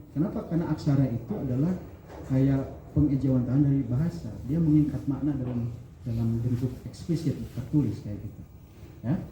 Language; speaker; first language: Indonesian; non-native, local second language; Sundanese